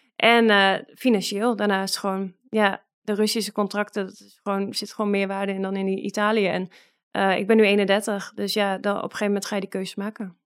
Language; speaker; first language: Dutch; native; Dutch